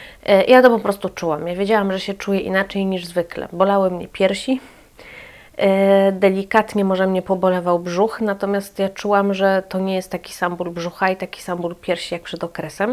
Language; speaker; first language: Polish; native; Polish